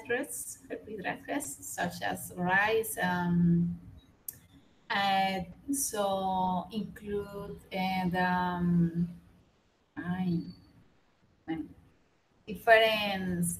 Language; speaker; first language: English; non-native, learner; Spanish